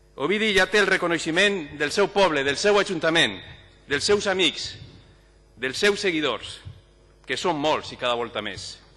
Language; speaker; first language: Catalan; non-native, local second language; Spanish